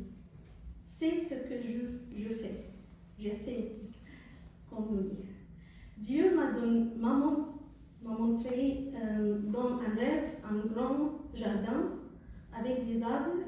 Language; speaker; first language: French; non-native, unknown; Arabic